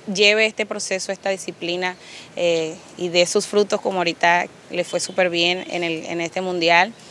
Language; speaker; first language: Spanish; native; Spanish